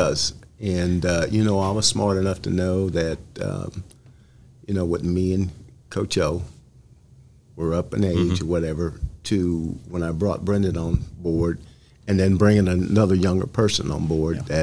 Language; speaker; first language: English; native; English